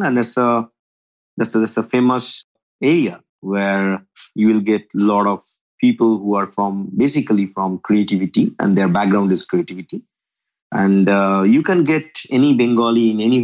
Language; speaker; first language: English; non-native, local second language; Bangla